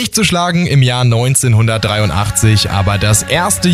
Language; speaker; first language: German; native; German